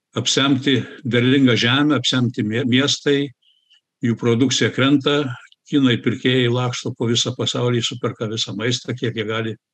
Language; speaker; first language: Lithuanian; early bilingual, heritage; Lithuanian